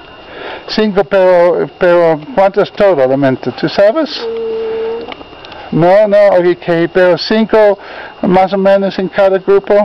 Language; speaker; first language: Spanish; non-native, fluent; English